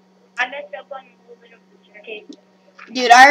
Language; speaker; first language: English; native; English